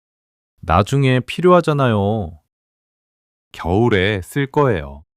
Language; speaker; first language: Korean; early bilingual, heritage; English